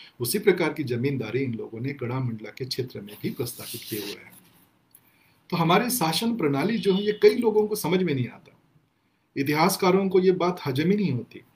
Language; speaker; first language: Hindi; non-native, local second language; Gondi